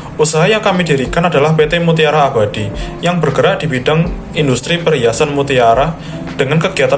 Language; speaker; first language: Indonesian; native; Indonesian